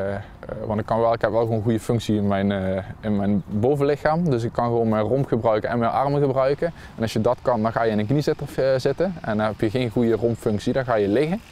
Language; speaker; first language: Dutch; native; Dutch